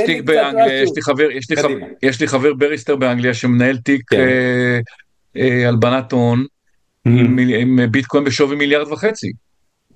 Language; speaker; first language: Hebrew; native; Hebrew